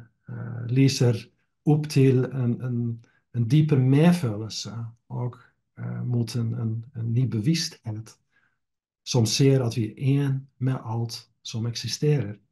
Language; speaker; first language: Norwegian; non-native, fluent; Dutch